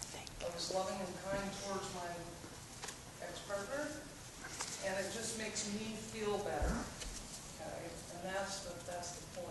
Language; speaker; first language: English; native; English